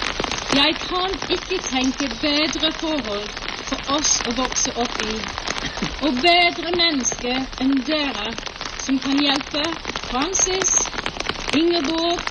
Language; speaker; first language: Norwegian; non-native, fluent; English